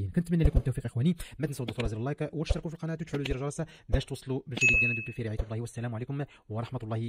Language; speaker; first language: Arabic; native; Arabic